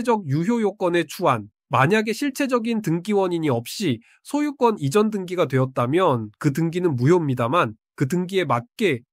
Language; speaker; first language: Korean; native; Korean